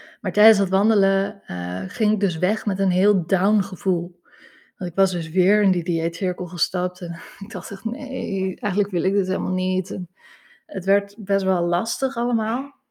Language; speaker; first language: Dutch; native; Dutch